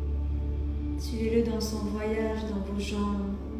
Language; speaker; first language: French; native; French